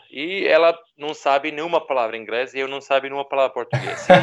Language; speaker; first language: Portuguese; non-native, learner; Serbian